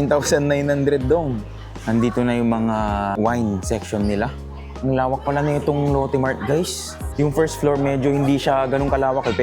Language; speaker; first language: Filipino; native; Filipino